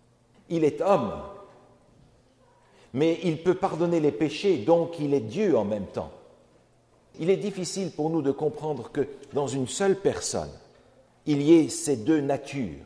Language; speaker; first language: French; native; French